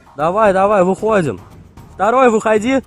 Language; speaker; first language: Russian; native; Russian